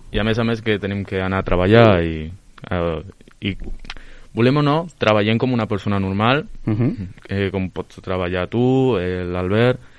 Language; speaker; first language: Catalan; non-native, local second language; Spanish